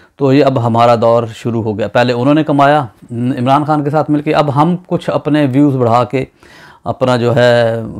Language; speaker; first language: Urdu; native; Urdu